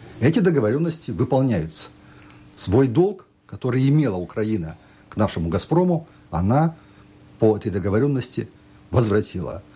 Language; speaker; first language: Russian; native; Russian